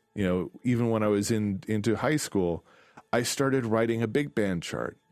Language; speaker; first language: English; native; English